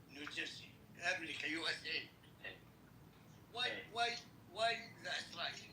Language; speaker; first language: English; non-native, learner; Arabic